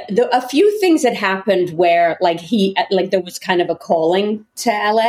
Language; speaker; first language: English; native; English